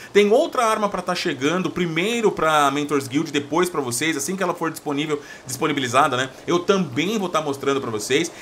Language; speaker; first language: Portuguese; native; Portuguese